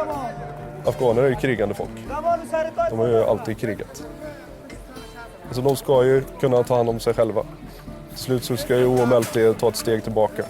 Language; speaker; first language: Swedish; native; Swedish